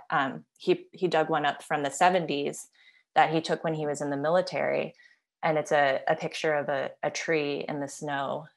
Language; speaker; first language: English; native; English